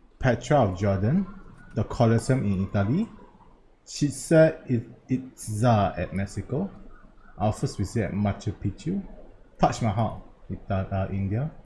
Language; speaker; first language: English; non-native, local second language; Chinese